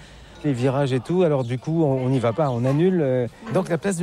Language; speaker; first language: French; native; French